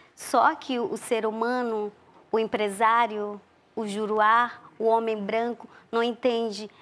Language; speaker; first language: Portuguese; non-native, local second language; Ticuna